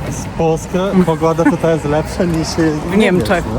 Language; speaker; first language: Polish; non-native, learner; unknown